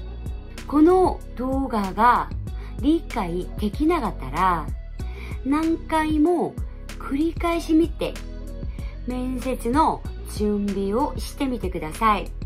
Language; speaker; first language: Japanese; non-native, fluent; Korean